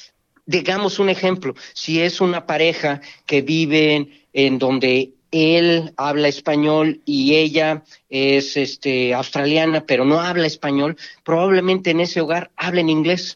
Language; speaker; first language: Spanish; native; Spanish